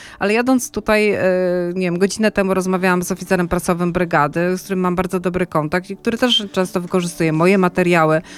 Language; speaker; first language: Polish; native; Polish